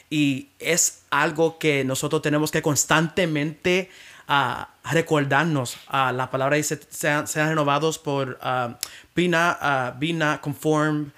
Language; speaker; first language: Spanish; early bilingual, heritage; Spanish